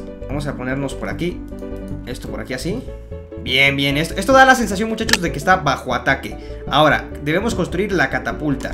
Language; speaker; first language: Spanish; native; Spanish